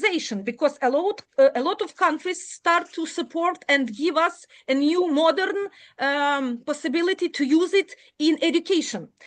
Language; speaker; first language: English; non-native, learner; Ukrainian